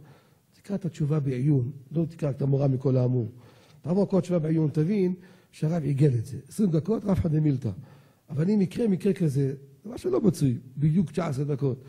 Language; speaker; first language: Hebrew; native; Hebrew